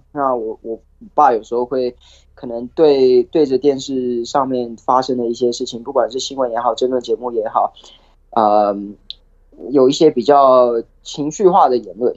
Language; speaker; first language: Chinese; early bilingual, heritage; Chinese